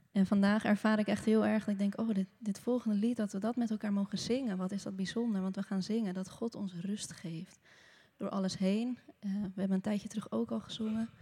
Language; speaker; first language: Dutch; native; Dutch